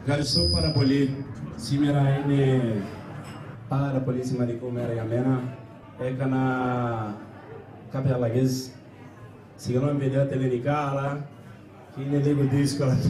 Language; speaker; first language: Greek; non-native, learner; Spanish